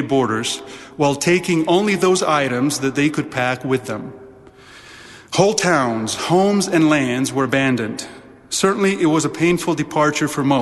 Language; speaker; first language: English; non-native, fluent; Italian